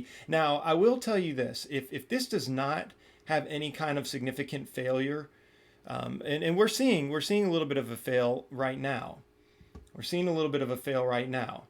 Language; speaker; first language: English; native; English